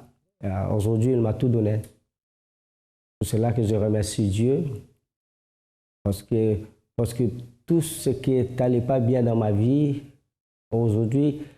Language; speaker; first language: French; non-native, fluent; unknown